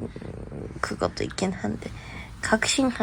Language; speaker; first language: Korean; non-native, fluent; Japanese